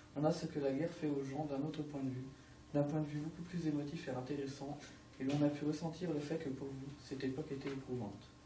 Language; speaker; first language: French; native; French